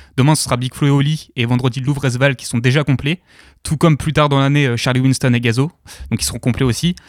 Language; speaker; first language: French; native; French